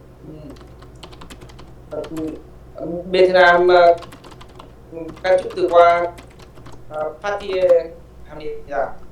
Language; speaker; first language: Korean; non-native, learner; Vietnamese